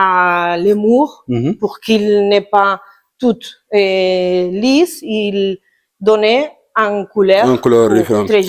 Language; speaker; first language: French; non-native, learner; Spanish